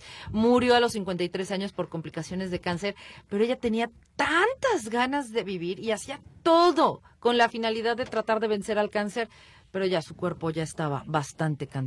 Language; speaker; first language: Spanish; native; Spanish